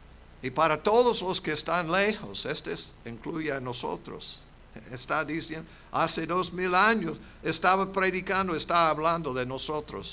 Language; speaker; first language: Spanish; non-native, fluent; English